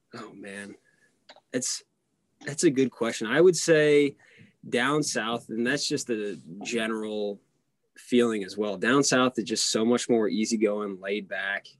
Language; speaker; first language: English; early bilingual, other home language; Hungarian